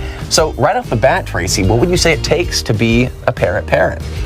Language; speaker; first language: English; native; English